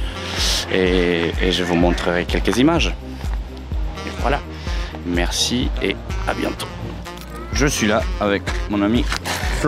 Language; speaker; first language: French; non-native, fluent; Spanish